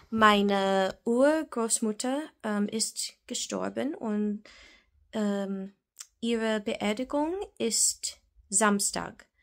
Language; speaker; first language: German; non-native, learner; English